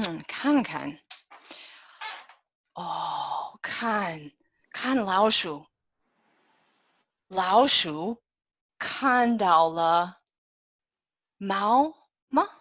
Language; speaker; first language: Chinese; non-native, fluent; English